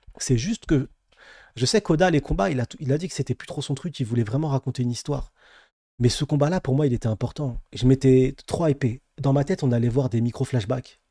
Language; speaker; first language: French; native; French